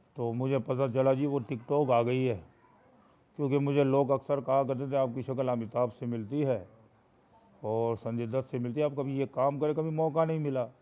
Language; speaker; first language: Urdu; native; Urdu